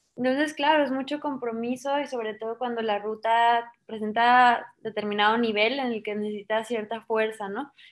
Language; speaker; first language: Spanish; native; Spanish